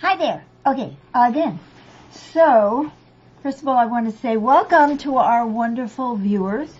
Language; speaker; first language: English; native; English